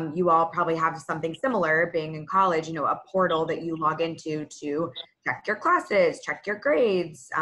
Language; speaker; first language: English; native; English